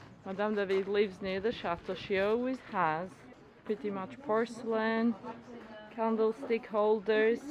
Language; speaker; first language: English; non-native, fluent; French